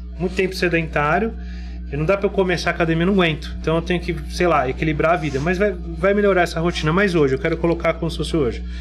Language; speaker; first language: Portuguese; native; Portuguese